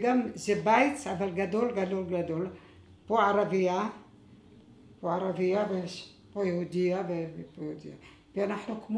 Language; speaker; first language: Hebrew; non-native, fluent; Arabic